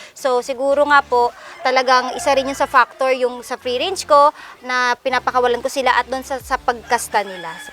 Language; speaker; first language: Filipino; native; Filipino